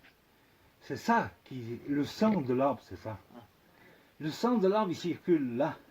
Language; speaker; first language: French; native; French